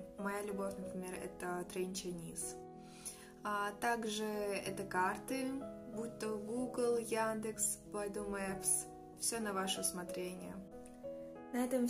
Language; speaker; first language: Russian; native; Russian